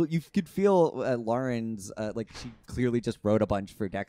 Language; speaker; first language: English; native; English